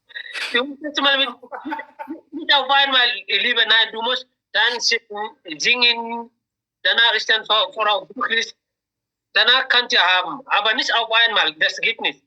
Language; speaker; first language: German; non-native, learner; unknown